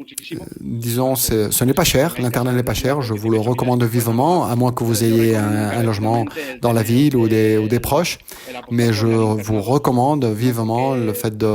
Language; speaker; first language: French; non-native, fluent; Spanish